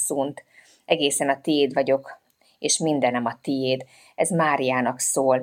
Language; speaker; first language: Hungarian; native; Hungarian